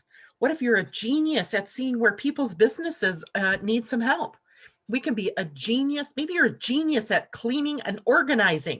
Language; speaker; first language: English; native; English